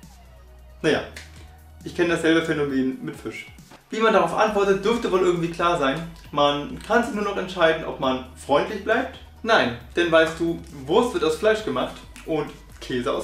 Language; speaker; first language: German; native; German